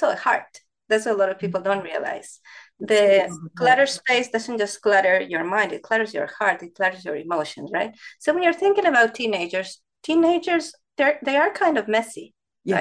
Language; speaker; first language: English; non-native, fluent; Spanish